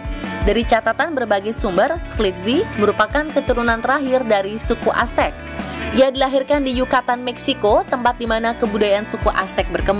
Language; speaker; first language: Indonesian; native; Indonesian